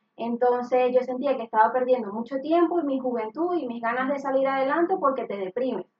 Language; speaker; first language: Spanish; native; Spanish